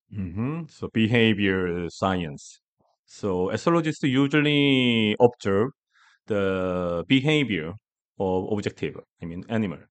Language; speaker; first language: English; non-native, learner; Korean